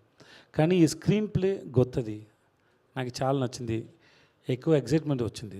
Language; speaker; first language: Telugu; non-native, learner; Tamil